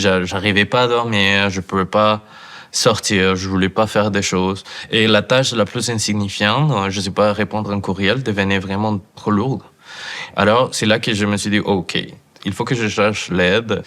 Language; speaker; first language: French; non-native, fluent; Spanish